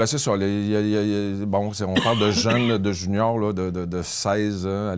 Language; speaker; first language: French; native; French